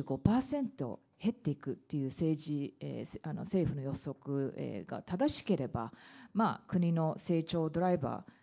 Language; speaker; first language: Japanese; non-native, fluent; English